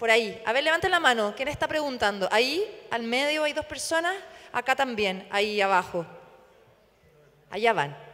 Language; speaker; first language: Spanish; native; Spanish